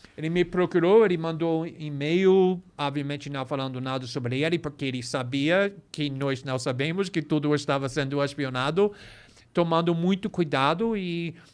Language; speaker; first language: Portuguese; non-native, fluent; English